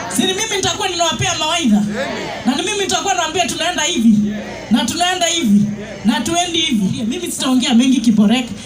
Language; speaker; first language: Swahili; non-native, local second language; Kikuyu